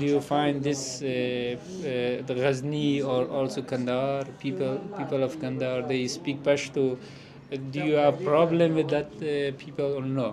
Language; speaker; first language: English; non-native, learner; Persian